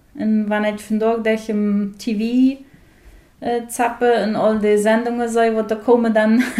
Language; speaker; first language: German; non-native, fluent; Plautdietsch